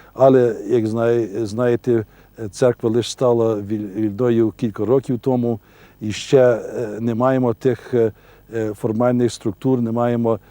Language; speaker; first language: Ukrainian; early bilingual, heritage; Ukrainian